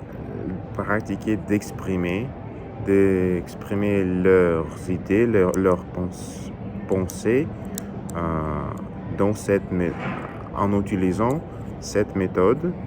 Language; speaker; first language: French; non-native, learner; Russian